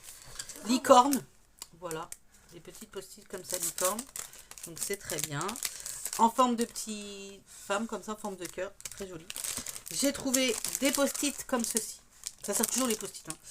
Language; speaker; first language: French; native; French